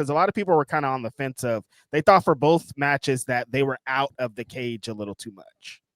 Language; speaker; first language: English; native; English